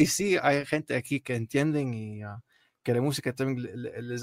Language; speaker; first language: Spanish; non-native, learner; Arabic